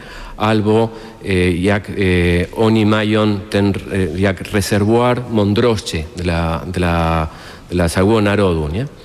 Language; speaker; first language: Polish; non-native, fluent; Spanish